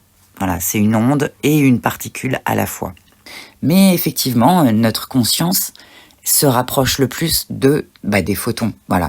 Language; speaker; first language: French; native; French